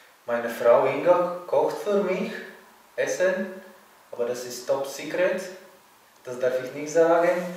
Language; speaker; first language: German; non-native, learner; Latvian